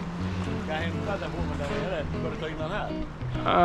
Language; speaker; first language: Swedish; non-native, learner; Vietnamese